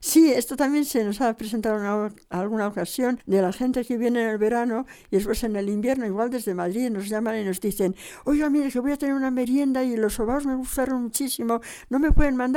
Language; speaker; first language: Spanish; native; Spanish